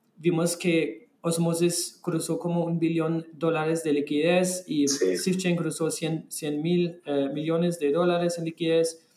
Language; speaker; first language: Spanish; non-native, fluent; German